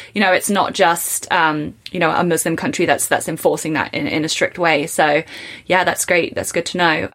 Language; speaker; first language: English; native; English